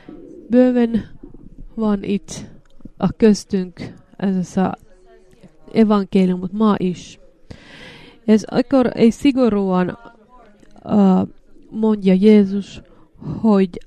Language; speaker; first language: Hungarian; non-native, learner; Finnish